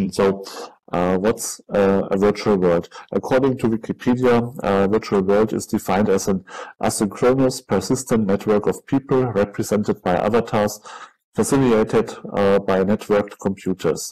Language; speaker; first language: English; non-native, fluent; German